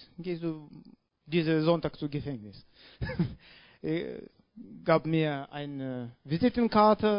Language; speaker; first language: German; non-native, learner; Russian